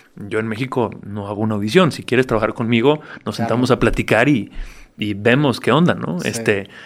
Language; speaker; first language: Spanish; native; Spanish